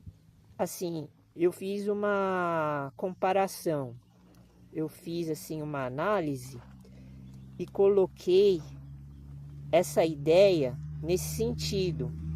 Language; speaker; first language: Portuguese; native; Portuguese